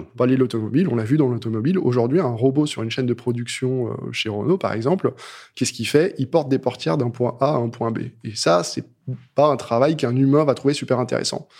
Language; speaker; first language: French; native; French